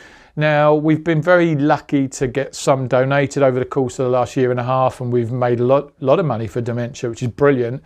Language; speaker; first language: English; native; English